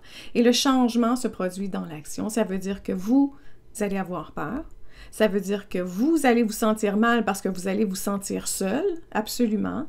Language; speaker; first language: French; native; French